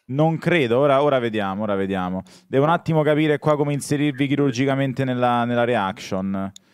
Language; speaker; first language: Italian; native; Italian